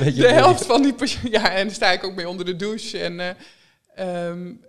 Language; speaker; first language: Dutch; native; Dutch